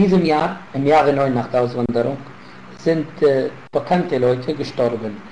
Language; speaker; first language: German; non-native, fluent; Arabic